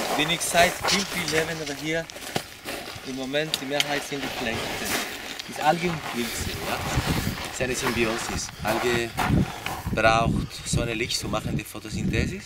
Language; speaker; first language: German; non-native, learner; Spanish